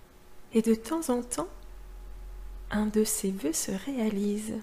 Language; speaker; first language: French; native; French